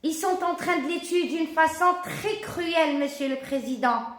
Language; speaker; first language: French; non-native, local second language; Arabic